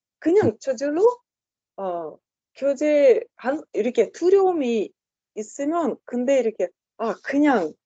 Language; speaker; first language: Korean; non-native, learner; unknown